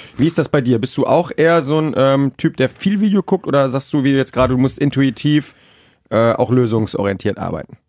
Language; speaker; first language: German; native; German